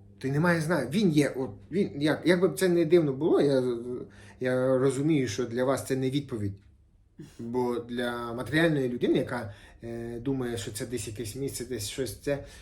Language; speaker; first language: Ukrainian; native; Ukrainian